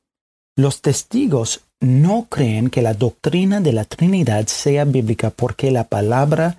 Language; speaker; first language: Spanish; non-native, fluent; English